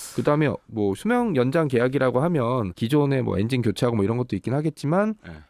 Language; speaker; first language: Korean; native; Korean